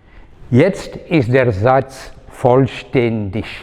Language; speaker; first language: German; non-native, fluent; Malayalam